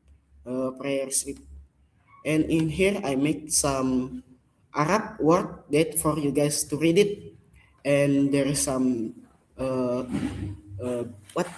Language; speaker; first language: English; non-native, learner; Indonesian